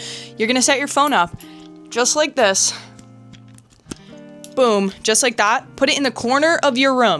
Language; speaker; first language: English; native; English